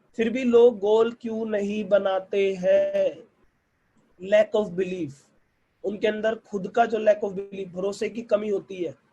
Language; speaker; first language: Hindi; native; Hindi